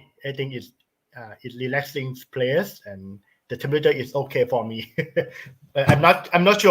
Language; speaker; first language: English; non-native, learner; Thai